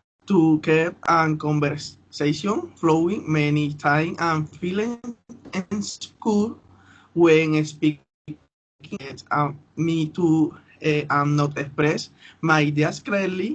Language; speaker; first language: English; non-native, learner; Spanish